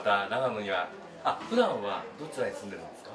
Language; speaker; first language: Japanese; native; Japanese